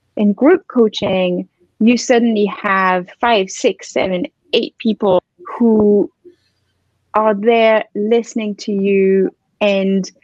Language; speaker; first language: English; non-native, fluent; French